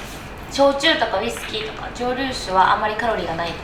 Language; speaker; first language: Japanese; native; Japanese